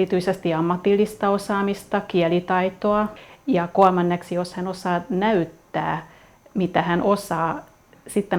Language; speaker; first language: Finnish; non-native, fluent; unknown